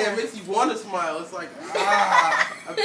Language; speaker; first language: English; native; English